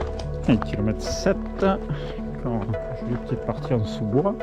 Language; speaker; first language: French; native; French